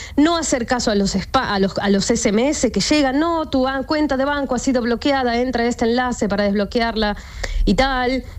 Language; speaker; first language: Spanish; native; Spanish